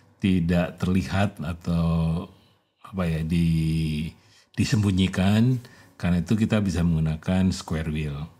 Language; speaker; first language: Indonesian; native; Indonesian